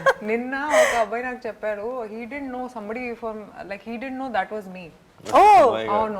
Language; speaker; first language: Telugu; non-native, fluent; Hindi